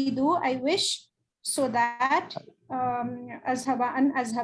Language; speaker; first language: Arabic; non-native, learner; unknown